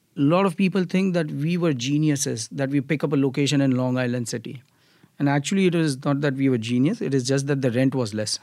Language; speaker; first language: English; non-native, local second language; Gujarati